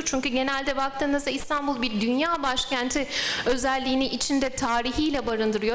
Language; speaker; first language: Turkish; native; Turkish